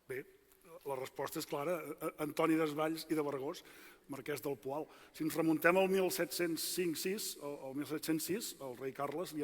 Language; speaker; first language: Catalan; native; Catalan